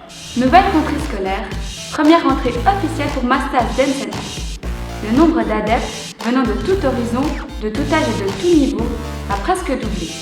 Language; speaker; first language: French; native; French